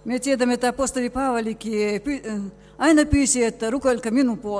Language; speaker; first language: Finnish; non-native, fluent; Russian